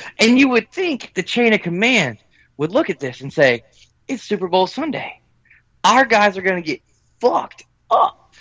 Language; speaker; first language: English; native; English